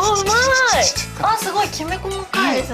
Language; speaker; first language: Japanese; native; Japanese